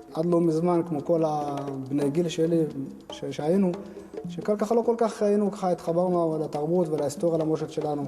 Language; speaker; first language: Hebrew; early bilingual, other home language; Amharic